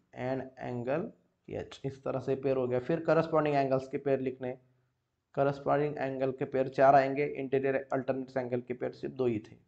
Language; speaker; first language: Hindi; non-native, local second language; Marathi